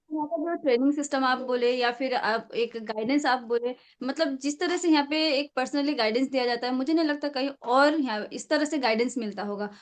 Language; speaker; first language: Hindi; non-native, local second language; Assamese